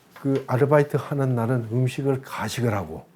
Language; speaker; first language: Korean; native; Korean